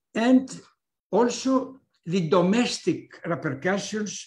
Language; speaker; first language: English; non-native, fluent; Greek